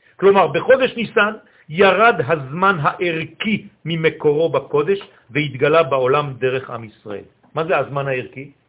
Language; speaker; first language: Hebrew; non-native, fluent; French